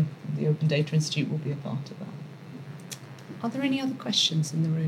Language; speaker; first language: English; native; English